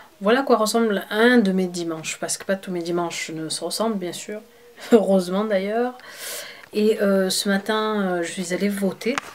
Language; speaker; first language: French; native; French